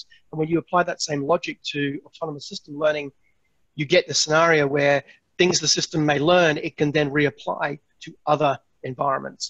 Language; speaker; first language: English; native; English